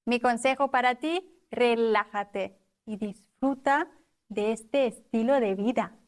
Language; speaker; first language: Spanish; non-native, fluent; German